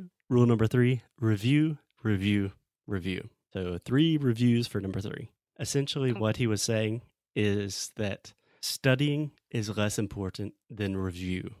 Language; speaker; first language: English; native; English